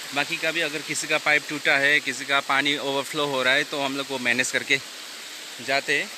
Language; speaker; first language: Hindi; non-native, local second language; Nepali